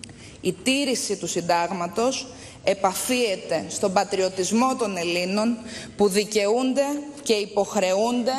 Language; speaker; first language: Greek; native; Greek